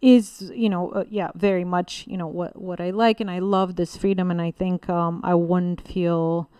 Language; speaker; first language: English; non-native, fluent; Bulgarian